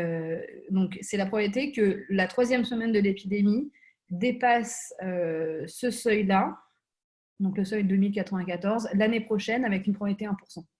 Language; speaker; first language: French; native; French